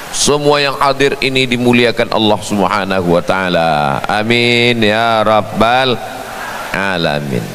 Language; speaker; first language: Indonesian; native; Indonesian